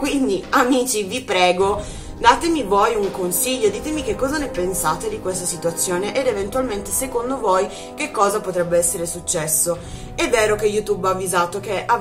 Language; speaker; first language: Italian; native; Italian